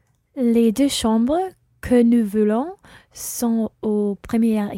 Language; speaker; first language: French; non-native, learner; English